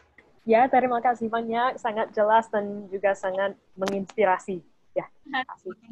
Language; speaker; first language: Indonesian; non-native, fluent; English